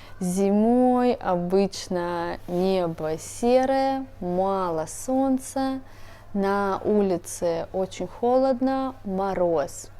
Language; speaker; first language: Russian; native; Russian